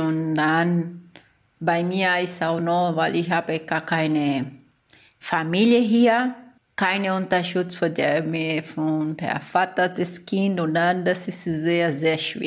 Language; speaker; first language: German; non-native, learner; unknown